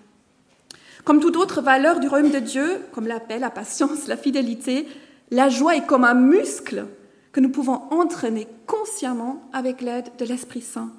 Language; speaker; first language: French; non-native, fluent; German